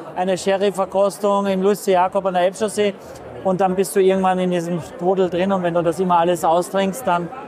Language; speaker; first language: German; native; German